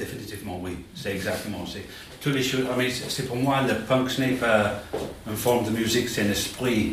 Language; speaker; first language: French; non-native, learner; English